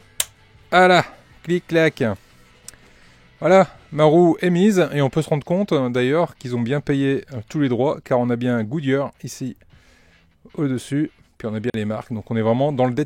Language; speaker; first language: French; native; French